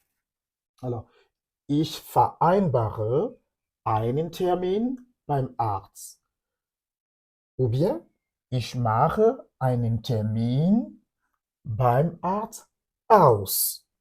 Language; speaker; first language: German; non-native, fluent; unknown